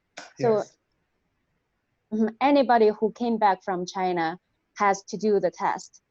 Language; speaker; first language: English; non-native, fluent; Chinese